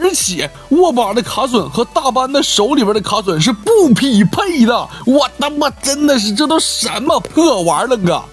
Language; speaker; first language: Chinese; native; Chinese